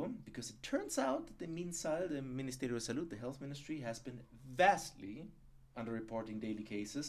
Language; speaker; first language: English; non-native, fluent; German